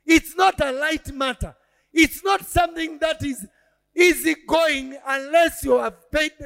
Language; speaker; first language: English; non-native, local second language; Swahili